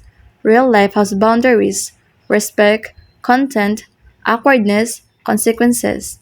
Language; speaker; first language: English; non-native, local second language; Filipino